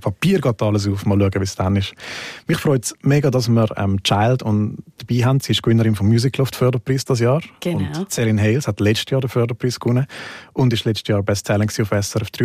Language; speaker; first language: German; native; German